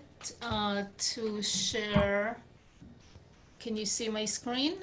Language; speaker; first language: English; native; English